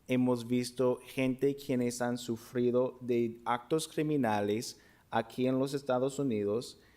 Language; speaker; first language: Spanish; non-native, fluent; English